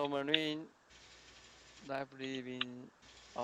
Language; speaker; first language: English; non-native, learner; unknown